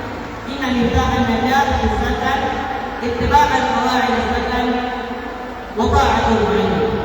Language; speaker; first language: Arabic; non-native, learner; Indonesian